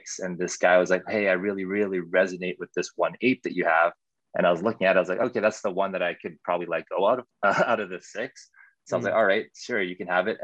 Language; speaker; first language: English; native; English